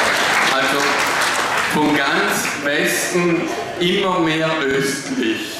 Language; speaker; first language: German; non-native, fluent; Italian